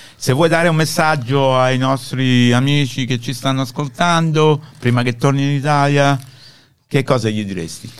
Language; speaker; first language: Italian; native; Italian